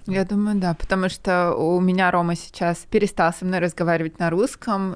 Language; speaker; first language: Russian; native; Russian